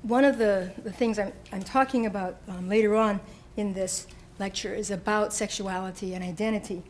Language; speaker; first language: English; native; English